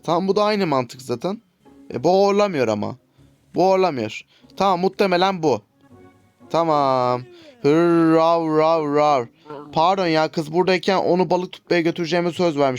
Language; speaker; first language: Turkish; native; Turkish